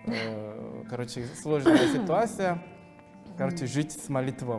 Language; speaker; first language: Russian; non-native, fluent; Korean